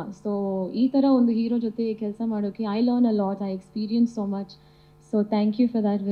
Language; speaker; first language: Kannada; non-native, learner; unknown